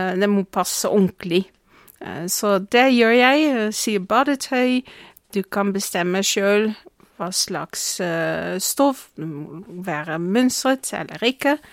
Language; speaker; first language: Norwegian; non-native, fluent; Dutch